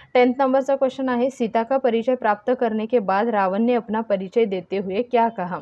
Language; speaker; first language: Hindi; non-native, local second language; Marathi